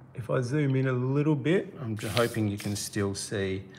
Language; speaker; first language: English; native; English